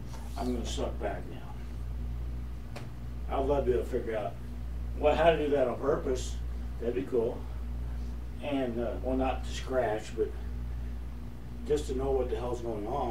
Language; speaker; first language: English; native; English